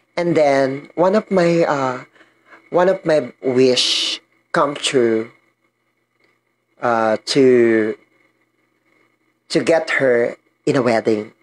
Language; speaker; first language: English; non-native, learner; Filipino